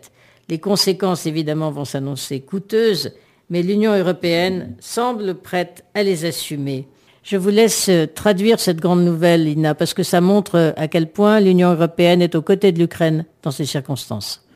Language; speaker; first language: French; native; French